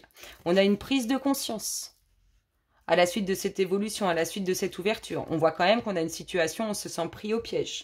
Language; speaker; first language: French; native; French